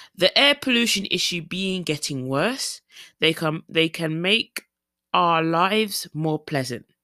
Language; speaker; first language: English; native; English